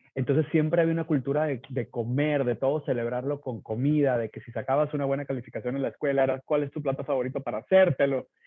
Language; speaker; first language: Spanish; native; Spanish